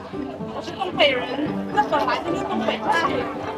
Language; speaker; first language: Chinese; non-native, fluent; Thai